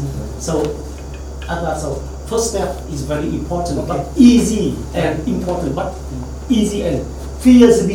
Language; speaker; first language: English; non-native, learner; Vietnamese